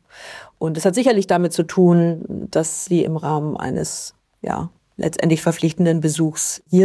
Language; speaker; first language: German; native; German